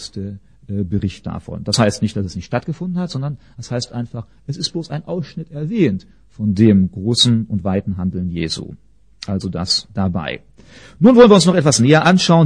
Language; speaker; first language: German; native; German